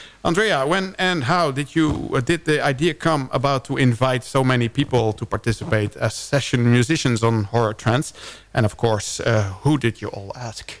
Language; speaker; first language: English; non-native, fluent; Dutch